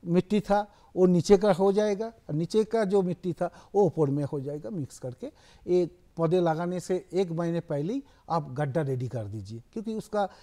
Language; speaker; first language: Hindi; non-native, local second language; Bangla